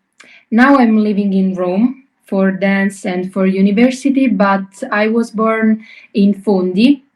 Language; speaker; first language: English; non-native, learner; Italian